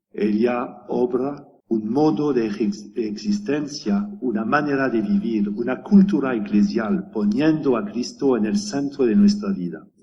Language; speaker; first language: Spanish; non-native, learner; French